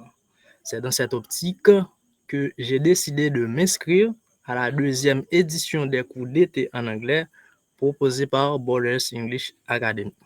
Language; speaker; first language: French; non-native, local second language; Haitian Creole